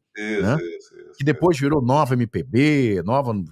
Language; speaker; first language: Portuguese; native; Portuguese